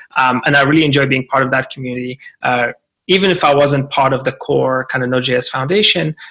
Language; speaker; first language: English; non-native, fluent; Arabic